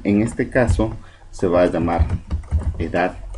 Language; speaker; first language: Spanish; native; Spanish